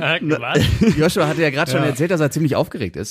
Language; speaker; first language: German; native; German